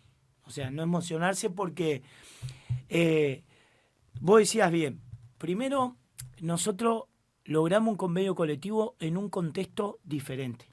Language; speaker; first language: Spanish; native; Spanish